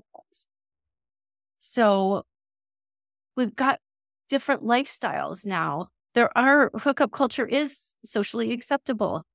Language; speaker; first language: English; native; English